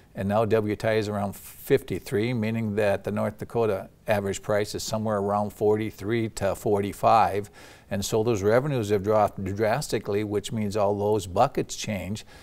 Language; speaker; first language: English; native; English